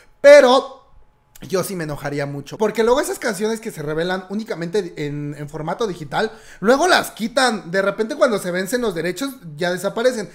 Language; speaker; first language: Spanish; native; Spanish